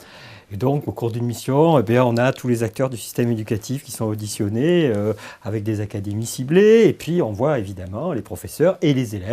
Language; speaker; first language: French; native; French